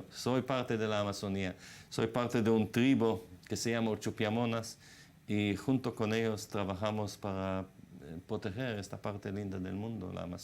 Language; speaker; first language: Spanish; non-native, fluent; Hebrew